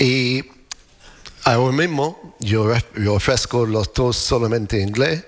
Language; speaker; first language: Spanish; non-native, learner; English